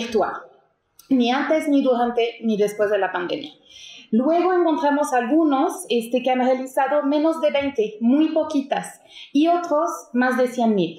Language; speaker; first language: Spanish; native; Spanish